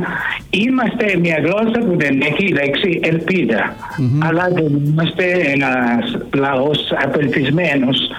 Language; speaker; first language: Greek; early bilingual, heritage; Greek